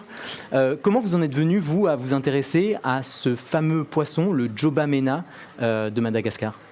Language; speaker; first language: French; native; French